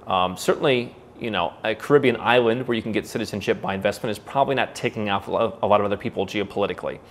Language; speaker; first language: English; native; English